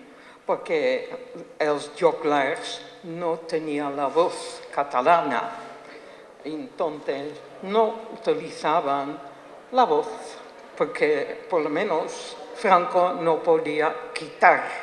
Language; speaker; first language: Spanish; non-native, fluent; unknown